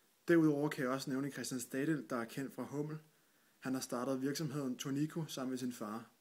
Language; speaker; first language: Danish; native; Danish